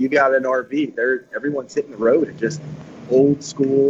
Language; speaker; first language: English; native; English